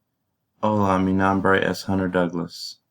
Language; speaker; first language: Spanish; non-native, learner; English